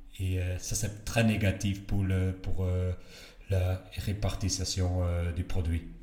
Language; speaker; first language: French; non-native, local second language; Dutch